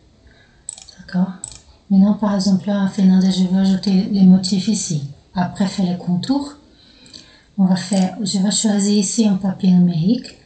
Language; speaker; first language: French; non-native, fluent; Portuguese